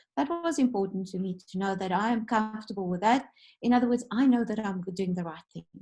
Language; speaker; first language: English; non-native, local second language; Afrikaans